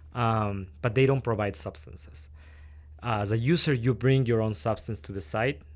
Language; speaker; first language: English; non-native, fluent; Spanish